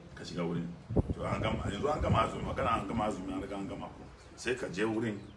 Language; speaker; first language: Hausa; non-native, local second language; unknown